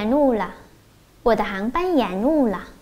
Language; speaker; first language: Chinese; non-native, fluent; Vietnamese